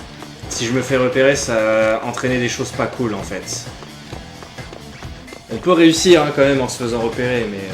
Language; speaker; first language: French; native; French